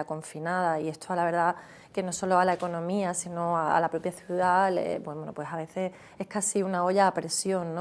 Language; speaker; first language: Spanish; native; Spanish